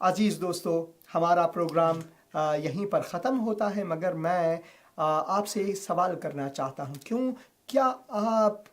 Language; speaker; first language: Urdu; non-native, fluent; Persian